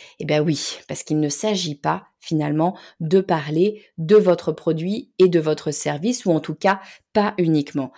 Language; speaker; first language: French; native; French